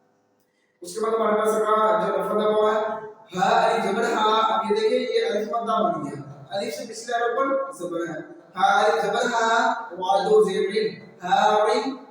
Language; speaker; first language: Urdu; non-native, local second language; Punjabi